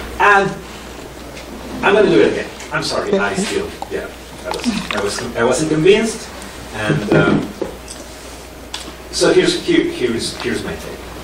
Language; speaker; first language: English; non-native, fluent; Spanish